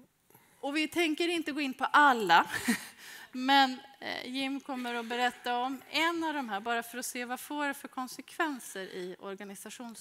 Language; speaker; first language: Swedish; native; Swedish